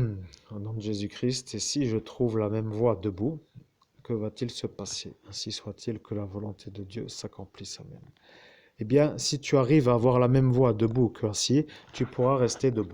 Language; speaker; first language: French; native; French